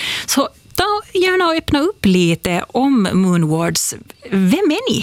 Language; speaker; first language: Swedish; native; Swedish